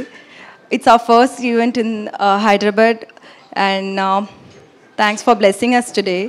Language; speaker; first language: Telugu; non-native, learner; Tamil